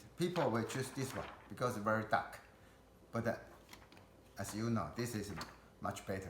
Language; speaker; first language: English; non-native, learner; Chinese